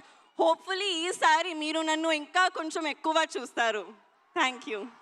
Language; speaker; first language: Telugu; non-native, learner; Hindi